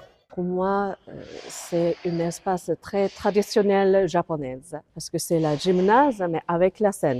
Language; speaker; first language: French; non-native, fluent; Japanese